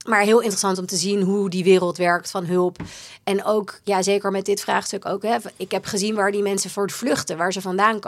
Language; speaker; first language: Dutch; native; Dutch